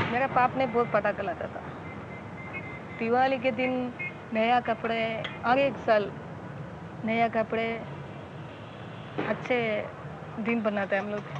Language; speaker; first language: Hindi; non-native, local second language; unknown